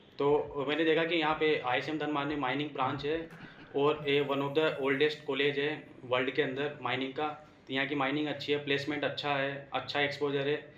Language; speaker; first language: Hindi; native; Hindi